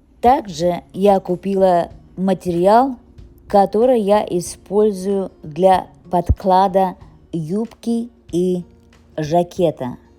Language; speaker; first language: Russian; non-native, local second language; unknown